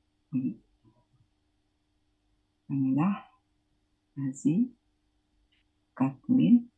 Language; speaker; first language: French; non-native, fluent; Indonesian